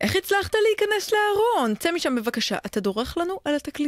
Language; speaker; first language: Hebrew; native; Hebrew